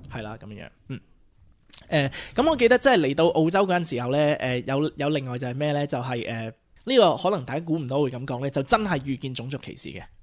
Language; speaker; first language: Cantonese; early bilingual, heritage; Cantonese